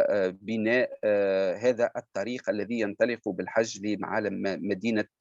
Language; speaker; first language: Arabic; native; Arabic